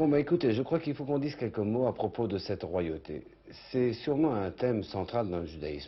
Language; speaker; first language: French; native; French